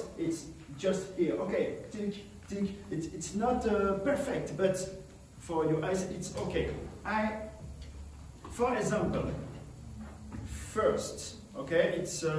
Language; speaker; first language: English; non-native, learner; French